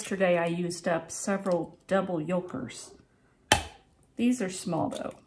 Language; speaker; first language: English; native; English